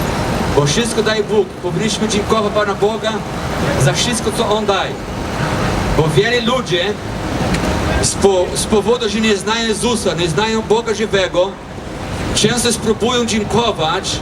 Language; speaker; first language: Polish; non-native, fluent; Portuguese